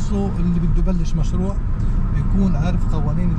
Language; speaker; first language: Arabic; native; Arabic